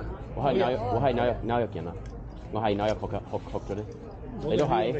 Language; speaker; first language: Cantonese; non-native, learner; English